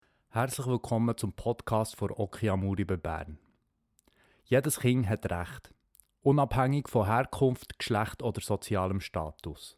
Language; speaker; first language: German; native; German